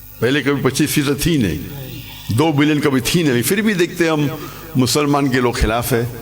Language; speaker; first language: Urdu; non-native, local second language; English